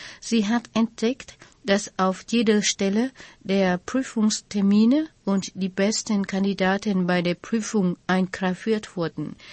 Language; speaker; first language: German; non-native, fluent; Vietnamese